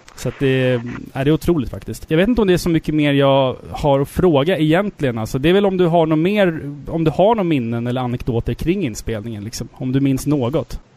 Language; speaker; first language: Swedish; native; Swedish